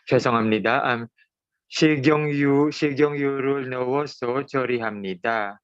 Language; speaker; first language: Korean; non-native, learner; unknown